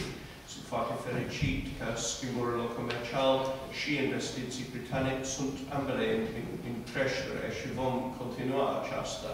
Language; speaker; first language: Romanian; non-native, fluent; English